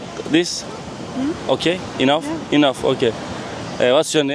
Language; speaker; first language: English; non-native, learner; Turkish